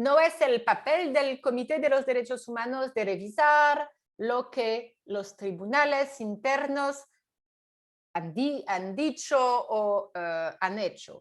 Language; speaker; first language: Spanish; non-native, fluent; French